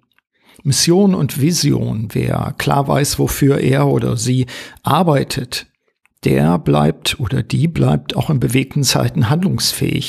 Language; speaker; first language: German; native; German